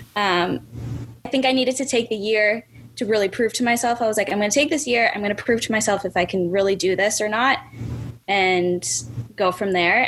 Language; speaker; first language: English; native; English